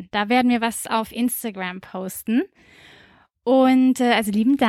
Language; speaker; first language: German; native; German